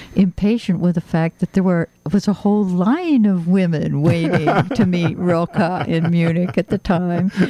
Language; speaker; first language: English; native; English